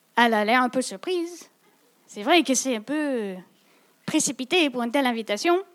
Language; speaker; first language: French; non-native, local second language; English